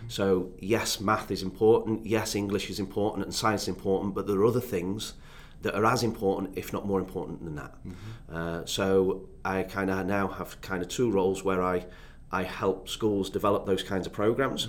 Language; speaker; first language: English; native; English